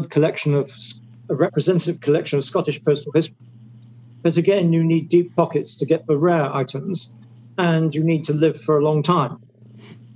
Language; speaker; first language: English; native; English